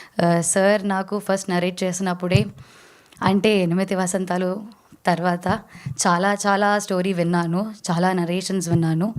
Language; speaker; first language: Telugu; non-native, learner; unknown